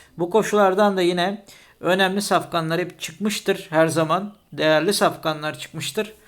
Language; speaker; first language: Turkish; native; Turkish